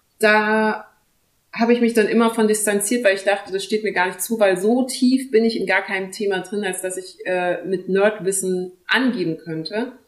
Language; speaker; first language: German; early bilingual, other home language; French